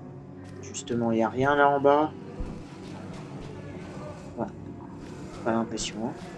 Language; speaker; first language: French; native; French